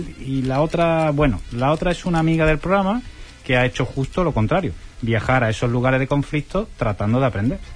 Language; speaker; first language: Spanish; native; Spanish